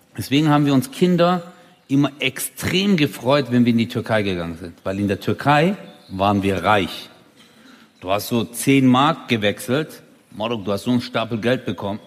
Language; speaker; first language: German; early bilingual, other home language; Turkish